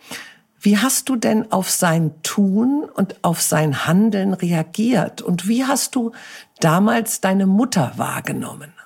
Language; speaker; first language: German; native; German